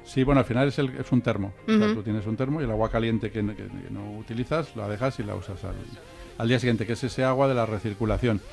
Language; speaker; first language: Spanish; native; Spanish